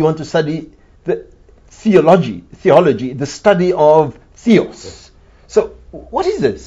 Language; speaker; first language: English; non-native, local second language; Afrikaans